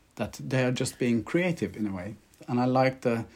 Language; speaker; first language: English; non-native, fluent; Norwegian